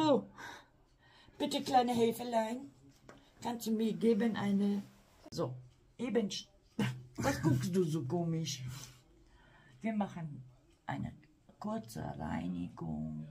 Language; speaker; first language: German; non-native, fluent; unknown